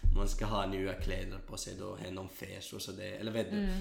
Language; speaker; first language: Swedish; non-native, learner; Kurdish